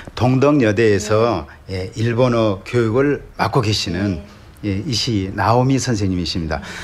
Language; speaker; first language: Korean; native; Korean